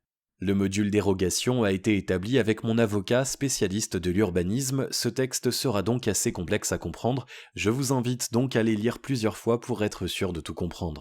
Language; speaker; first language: French; native; French